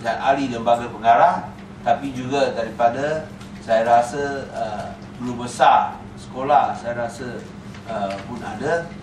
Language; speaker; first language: Malay; non-native, local second language; Chinese